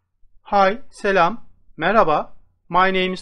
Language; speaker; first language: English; non-native, fluent; Turkish